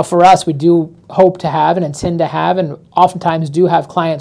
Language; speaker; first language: English; native; English